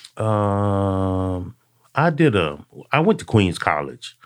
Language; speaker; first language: English; native; English